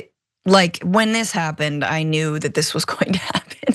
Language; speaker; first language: English; native; English